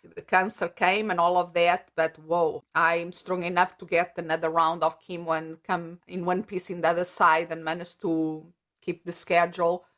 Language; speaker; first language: English; non-native, fluent; Portuguese